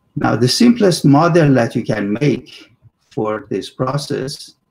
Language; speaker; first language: English; non-native, fluent; Persian